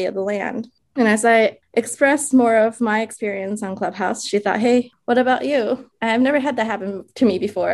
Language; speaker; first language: English; early bilingual, other home language; Chinese